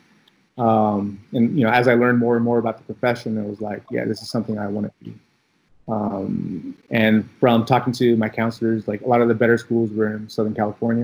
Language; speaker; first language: English; early bilingual, other home language; Filipino